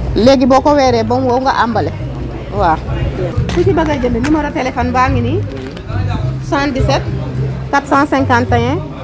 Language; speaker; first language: Wolof; non-native, local second language; Serer